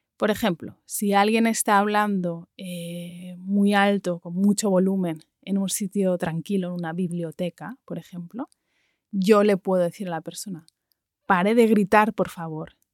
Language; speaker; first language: Spanish; native; Spanish